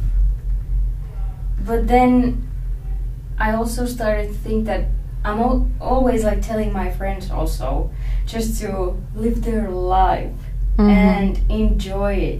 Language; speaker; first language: English; non-native, fluent; Finnish